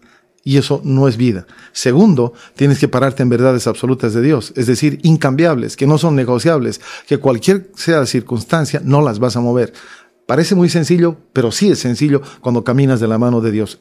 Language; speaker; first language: Spanish; native; Spanish